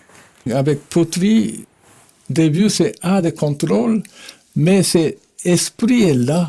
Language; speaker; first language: French; non-native, fluent; Japanese